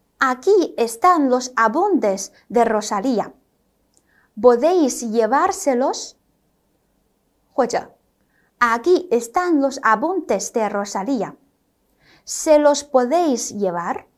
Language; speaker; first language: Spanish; non-native, fluent; Chinese